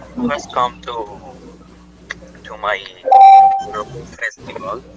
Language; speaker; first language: English; non-native, learner; Spanish